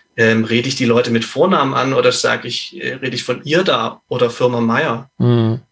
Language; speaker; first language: German; native; German